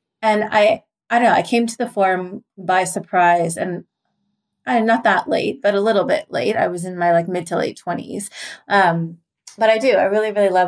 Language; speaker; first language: English; native; English